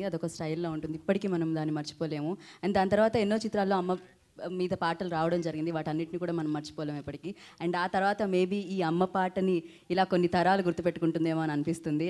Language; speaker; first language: Telugu; native; Telugu